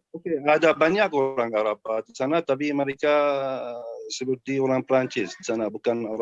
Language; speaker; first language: Indonesian; non-native, fluent; Arabic